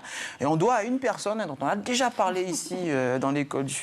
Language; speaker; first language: French; native; French